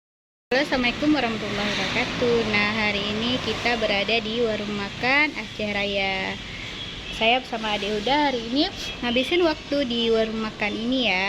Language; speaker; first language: Indonesian; non-native, local second language; Achinese